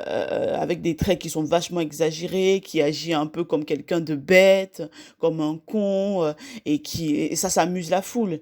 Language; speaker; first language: French; native; French